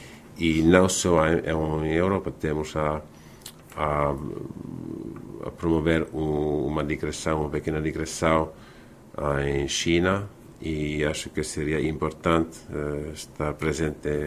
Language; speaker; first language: Portuguese; non-native, fluent; Finnish